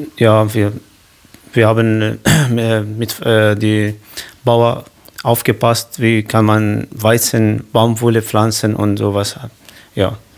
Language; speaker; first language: German; non-native, learner; Kurdish